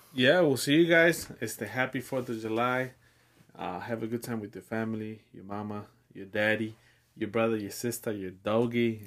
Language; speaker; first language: English; early bilingual, other home language; Spanish